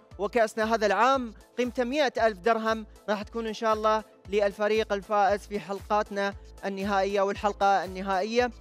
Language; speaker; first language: Arabic; native; Arabic